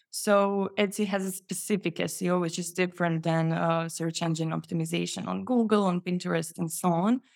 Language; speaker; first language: English; non-native, fluent; Croatian